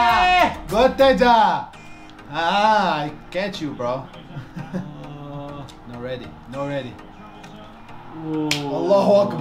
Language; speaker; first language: English; non-native, learner; Arabic